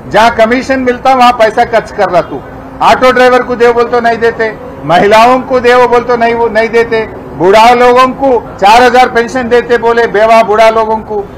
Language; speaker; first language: Hindi; non-native, local second language; Telugu